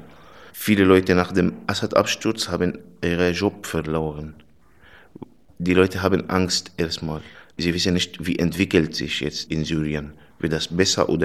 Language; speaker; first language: German; non-native, fluent; Arabic